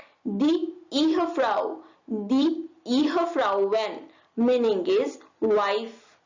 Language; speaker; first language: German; non-native, learner; Hindi